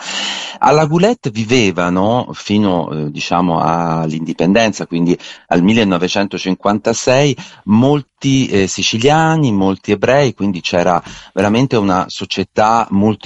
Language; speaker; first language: Italian; native; Italian